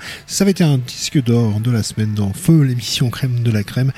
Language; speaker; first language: French; native; French